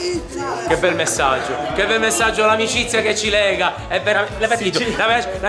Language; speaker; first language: Italian; native; Italian